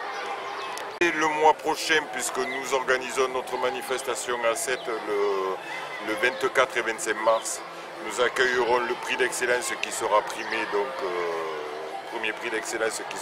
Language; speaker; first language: French; native; French